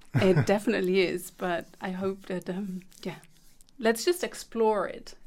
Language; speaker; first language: English; non-native, fluent; Dutch